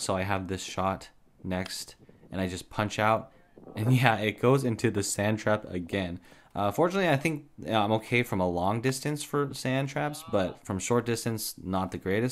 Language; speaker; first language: English; native; English